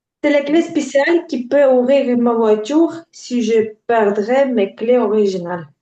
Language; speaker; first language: French; non-native, learner; Ukrainian